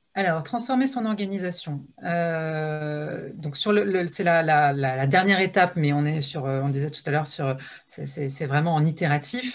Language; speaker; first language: French; native; French